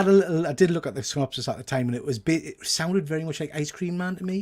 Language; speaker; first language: English; native; English